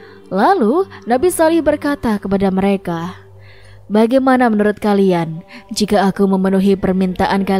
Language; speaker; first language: Indonesian; native; Indonesian